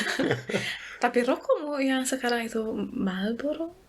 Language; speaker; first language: Indonesian; native; Indonesian